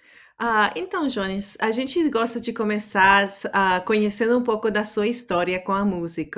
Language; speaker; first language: Portuguese; non-native, fluent; English